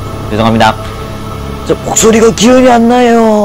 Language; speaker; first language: Korean; native; Korean